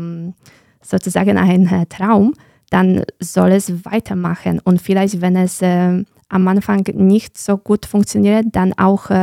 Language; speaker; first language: German; non-native, fluent; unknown